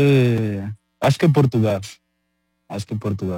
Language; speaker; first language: Portuguese; non-native, fluent; Spanish